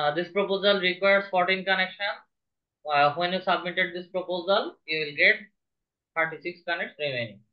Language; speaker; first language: English; non-native, local second language; Bangla